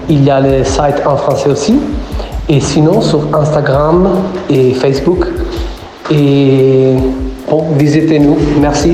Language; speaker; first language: French; non-native, fluent; Italian